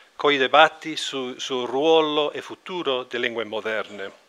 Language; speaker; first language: Italian; non-native, learner; English